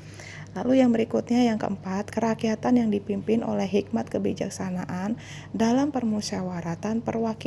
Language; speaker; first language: Indonesian; native; Indonesian